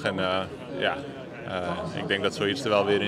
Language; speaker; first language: Dutch; native; Dutch